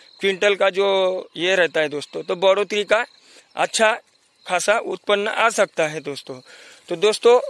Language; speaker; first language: Hindi; non-native, local second language; Marathi